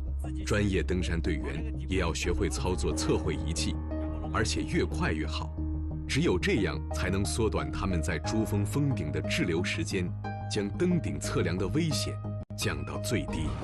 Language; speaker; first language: Chinese; native; Chinese